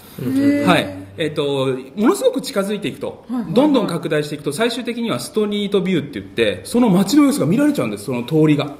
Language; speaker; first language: Japanese; native; Japanese